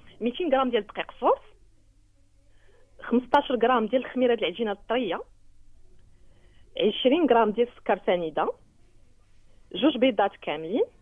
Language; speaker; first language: Arabic; native; Arabic